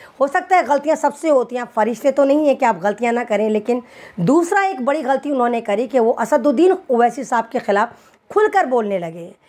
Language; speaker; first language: Hindi; native; Hindi